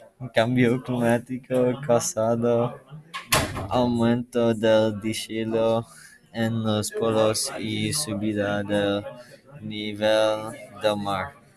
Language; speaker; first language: Spanish; non-native, learner; English